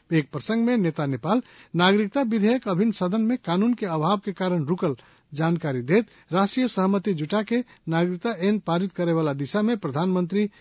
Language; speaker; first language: Bhojpuri; non-native, local second language; Nepali